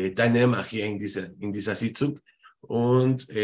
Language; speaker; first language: German; non-native, fluent; Spanish